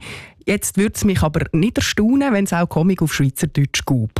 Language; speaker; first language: German; native; German